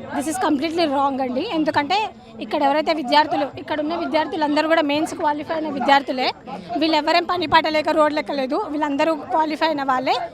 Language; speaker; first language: Telugu; native; Telugu